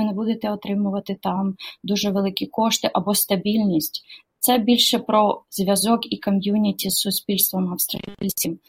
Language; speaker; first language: Ukrainian; native; Ukrainian